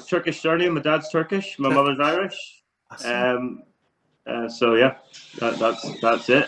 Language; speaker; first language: English; native; English